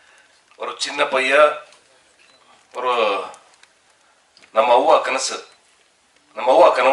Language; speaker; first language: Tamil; non-native, learner; Kannada